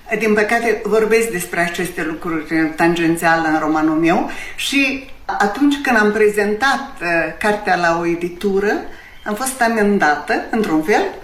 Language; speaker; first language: Romanian; native; Romanian